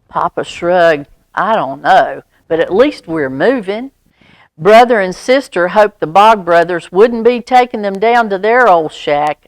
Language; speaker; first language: English; native; English